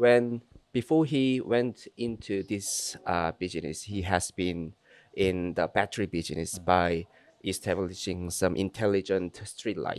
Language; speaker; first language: English; non-native, fluent; Korean